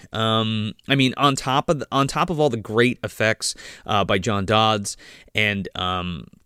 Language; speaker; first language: English; native; English